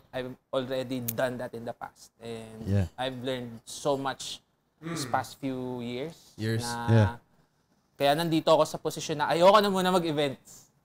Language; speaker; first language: Filipino; native; Filipino